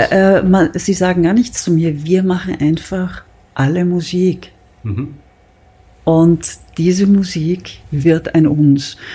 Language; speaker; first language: German; native; German